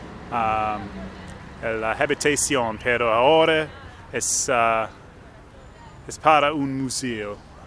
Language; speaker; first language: Spanish; non-native, learner; English